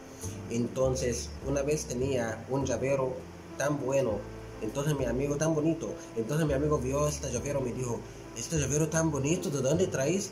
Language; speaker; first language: Spanish; non-native, fluent; Arabic